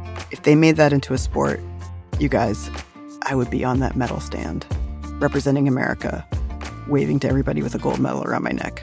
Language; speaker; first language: English; native; English